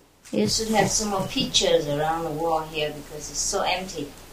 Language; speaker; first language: English; non-native, fluent; Vietnamese